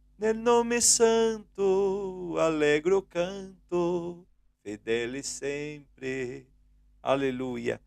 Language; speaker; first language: Italian; non-native, fluent; Portuguese